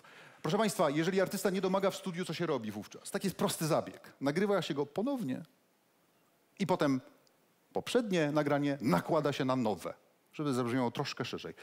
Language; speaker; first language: Polish; native; Polish